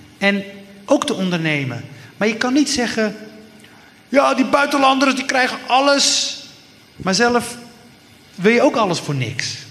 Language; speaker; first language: Dutch; early bilingual, other home language; Riffian